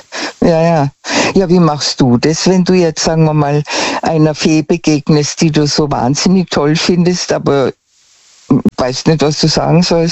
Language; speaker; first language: German; native; German